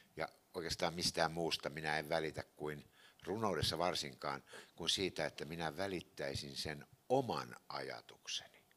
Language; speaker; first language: Finnish; native; Finnish